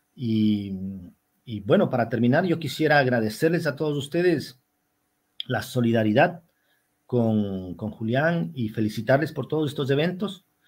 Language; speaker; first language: Spanish; native; Spanish